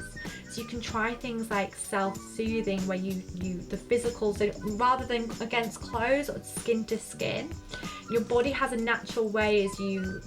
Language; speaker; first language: English; native; English